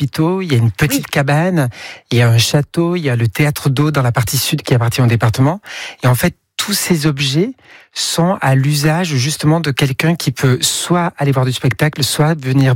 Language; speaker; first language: French; native; French